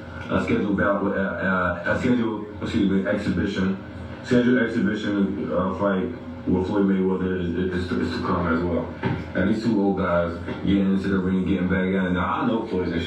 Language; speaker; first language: English; native; English